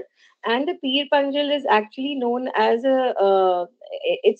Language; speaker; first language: English; non-native, local second language; Hindi